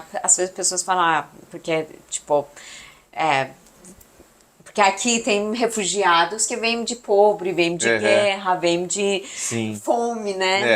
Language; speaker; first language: Portuguese; non-native, fluent; Persian